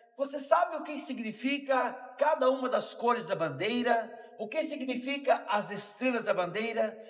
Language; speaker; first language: Portuguese; native; Portuguese